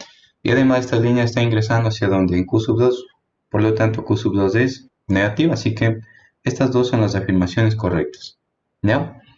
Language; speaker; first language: Spanish; native; Spanish